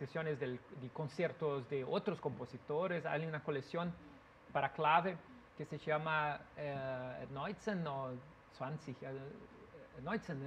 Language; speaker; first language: Spanish; non-native, learner; Portuguese